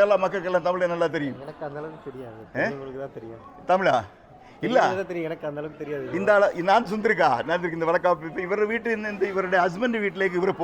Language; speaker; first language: Tamil; non-native, learner; Malayalam